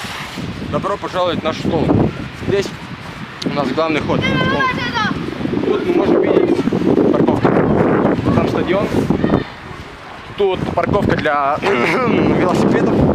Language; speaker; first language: Russian; non-native, learner; Estonian